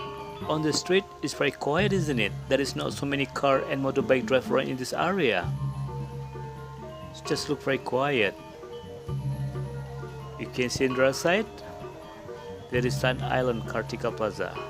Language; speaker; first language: English; non-native, local second language; Indonesian